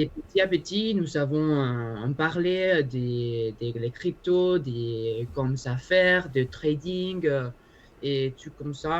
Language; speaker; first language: French; non-native, learner; Spanish